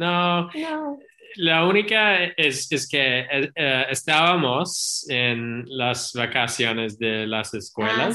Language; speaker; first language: Spanish; non-native, learner; English